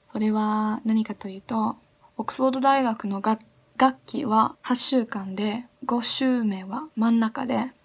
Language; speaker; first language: Japanese; non-native, fluent; English